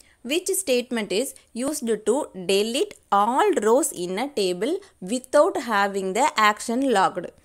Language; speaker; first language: English; non-native, local second language; Tamil